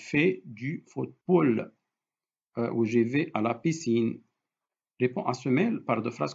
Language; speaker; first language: French; non-native, fluent; Arabic